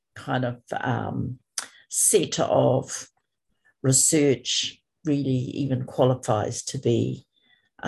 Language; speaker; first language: English; native; English